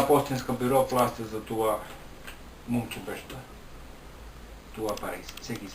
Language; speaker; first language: Bulgarian; non-native, learner; Finnish